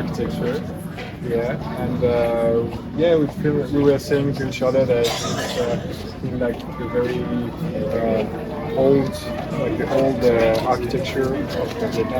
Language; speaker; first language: English; non-native, fluent; French